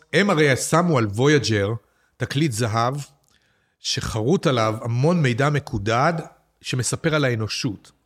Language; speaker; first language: Hebrew; native; Hebrew